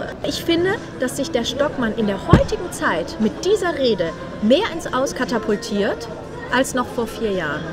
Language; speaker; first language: German; native; German